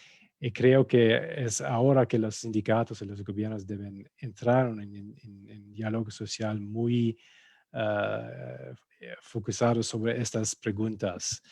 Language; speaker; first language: Spanish; non-native, fluent; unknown